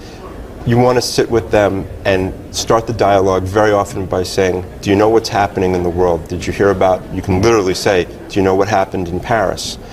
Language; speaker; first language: English; native; English